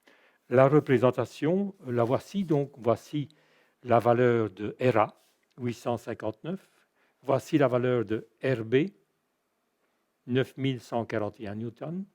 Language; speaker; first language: French; native; French